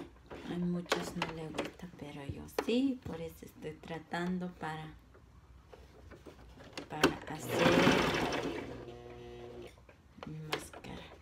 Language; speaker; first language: Spanish; non-native, local second language; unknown